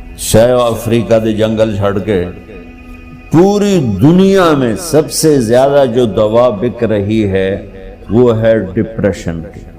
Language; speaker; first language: Urdu; non-native, local second language; Punjabi